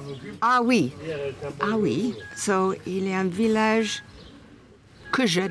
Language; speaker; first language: French; non-native, fluent; English